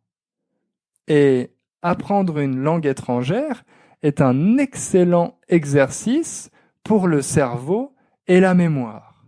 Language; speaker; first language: French; native; French